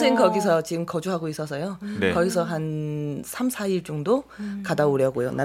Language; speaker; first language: Korean; non-native, fluent; Chinese